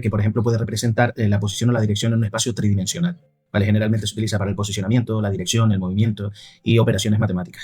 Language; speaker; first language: Spanish; native; Spanish